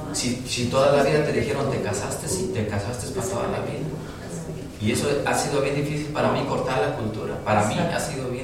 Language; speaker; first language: Spanish; native; Spanish